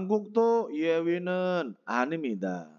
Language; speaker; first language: Korean; non-native, fluent; Indonesian